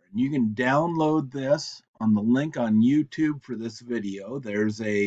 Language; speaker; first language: English; native; English